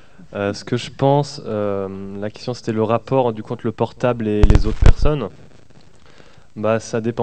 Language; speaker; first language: French; native; French